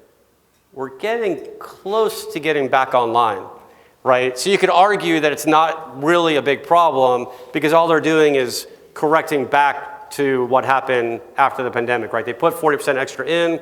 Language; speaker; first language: English; native; English